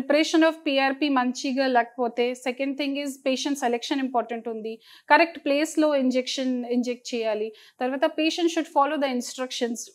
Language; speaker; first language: Telugu; non-native, fluent; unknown